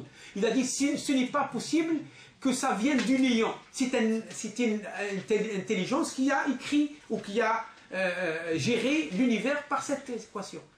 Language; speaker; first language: French; non-native, local second language; Arabic